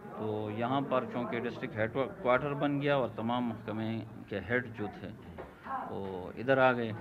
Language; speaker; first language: Urdu; non-native, local second language; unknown